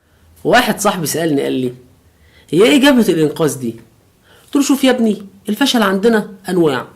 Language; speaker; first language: Arabic; native; Arabic